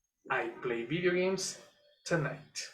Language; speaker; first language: English; non-native, fluent; Spanish